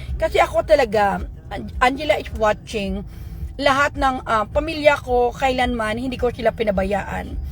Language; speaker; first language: Filipino; non-native, local second language; Hiligaynon